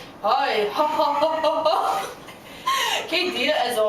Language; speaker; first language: Spanish; non-native, learner; English